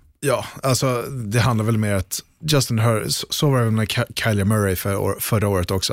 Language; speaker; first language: Swedish; native; Swedish